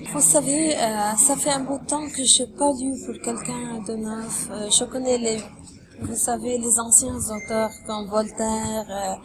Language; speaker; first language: French; non-native, local second language; Arabic